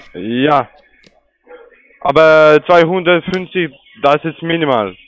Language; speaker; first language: German; non-native, learner; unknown